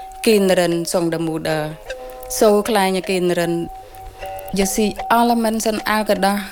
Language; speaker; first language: Dutch; non-native, learner; Khmer